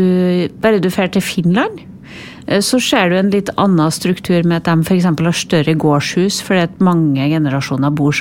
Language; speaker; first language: Norwegian; native; Norwegian